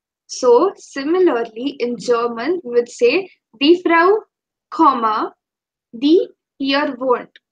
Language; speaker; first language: German; non-native, fluent; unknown